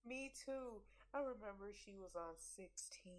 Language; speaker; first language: English; native; English